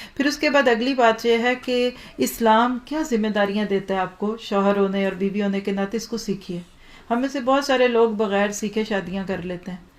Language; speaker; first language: Urdu; native; Urdu